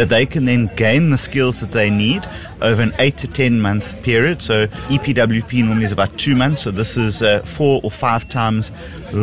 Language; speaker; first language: English; native; English